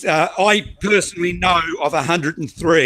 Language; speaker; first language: English; native; English